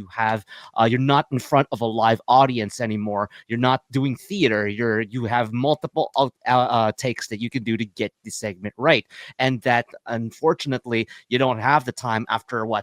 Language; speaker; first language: English; native; English